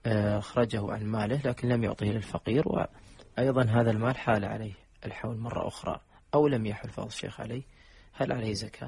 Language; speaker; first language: Arabic; native; Arabic